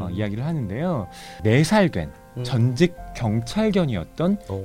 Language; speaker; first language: Korean; native; Korean